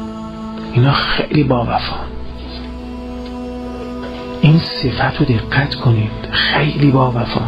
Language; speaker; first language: Persian; native; Persian